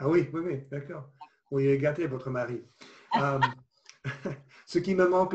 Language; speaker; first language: French; non-native, fluent; English